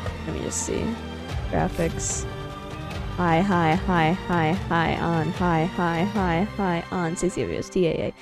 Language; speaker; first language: English; native; English